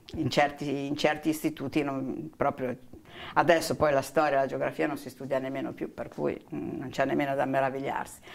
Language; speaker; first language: Italian; native; Italian